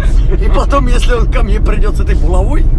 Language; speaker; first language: Russian; native; Russian